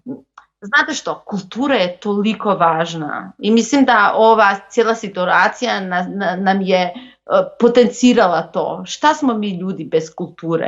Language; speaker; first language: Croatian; non-native, local second language; Macedonian